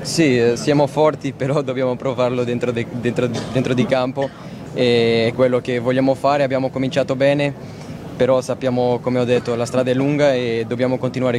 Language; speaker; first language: Italian; non-native, fluent; Portuguese